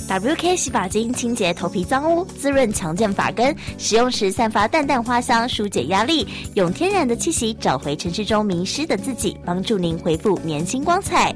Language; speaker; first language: Chinese; native; Chinese